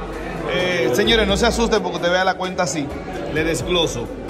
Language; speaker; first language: Spanish; native; Spanish